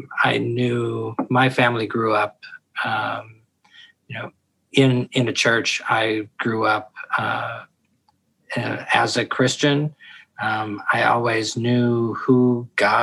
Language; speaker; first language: English; native; English